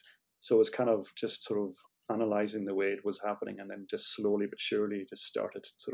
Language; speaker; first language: English; native; English